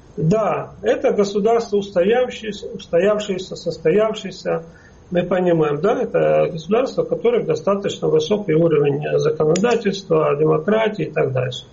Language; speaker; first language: Russian; native; Russian